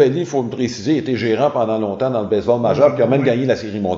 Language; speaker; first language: French; native; French